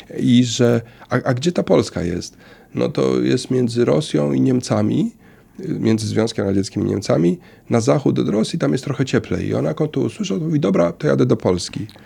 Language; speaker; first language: Polish; native; Polish